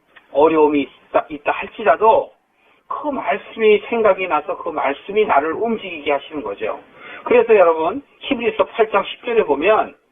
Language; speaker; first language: Korean; native; Korean